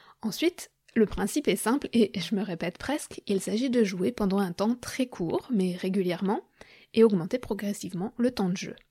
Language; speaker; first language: French; native; French